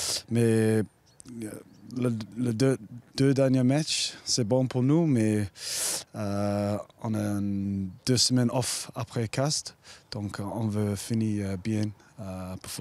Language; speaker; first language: French; non-native, learner; English